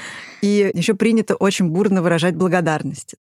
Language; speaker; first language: Russian; native; Russian